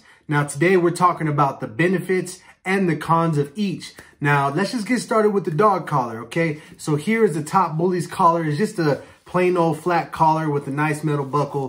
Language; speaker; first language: English; native; English